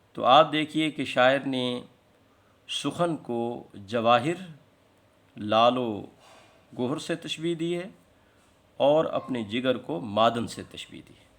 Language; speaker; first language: Urdu; non-native, local second language; Saraiki